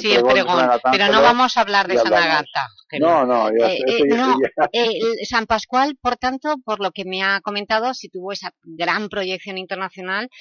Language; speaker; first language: Spanish; native; Spanish